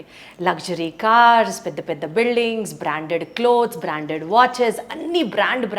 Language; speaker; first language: Telugu; native; Telugu